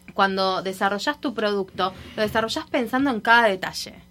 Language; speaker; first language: Spanish; native; Spanish